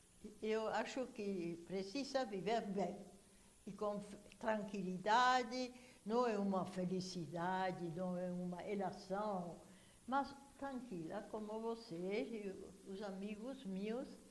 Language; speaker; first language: Portuguese; non-native, fluent; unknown